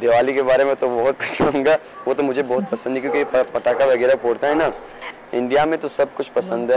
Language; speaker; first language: Hindi; non-native, local second language; Persian